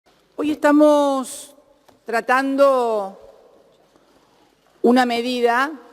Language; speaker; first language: Spanish; native; Spanish